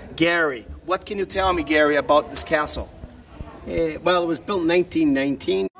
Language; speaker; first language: English; non-native, fluent; Portuguese